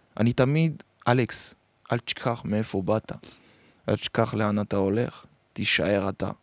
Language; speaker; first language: Hebrew; early bilingual, other home language; French